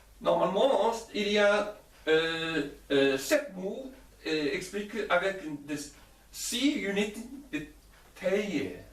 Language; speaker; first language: French; non-native, learner; Chinese